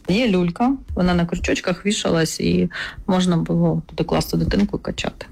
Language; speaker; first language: Ukrainian; non-native, local second language; Russian